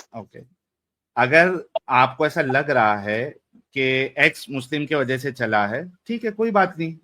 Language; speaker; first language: Hindi; native; Hindi